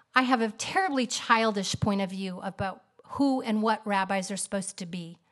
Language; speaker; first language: English; native; English